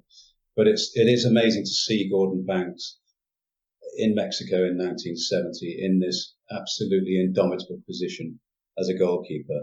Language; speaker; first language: English; native; English